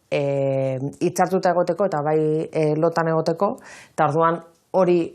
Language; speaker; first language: Basque; native; Basque